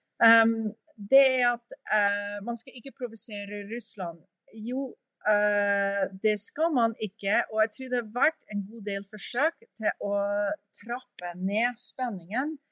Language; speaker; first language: Norwegian; early bilingual, heritage; English